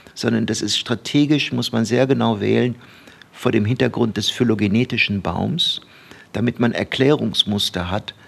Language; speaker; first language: German; early bilingual, other home language; Turkish